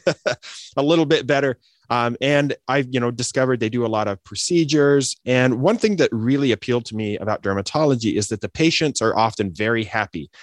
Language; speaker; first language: English; native; English